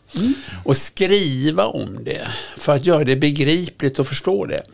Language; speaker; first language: Swedish; native; Swedish